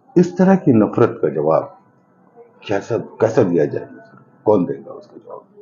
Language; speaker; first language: Hindi; native; Hindi